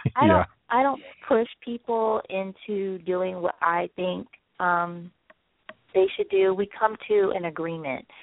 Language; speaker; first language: English; native; English